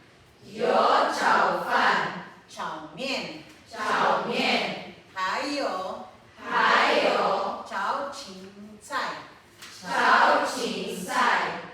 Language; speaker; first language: Chinese; non-native, fluent; Filipino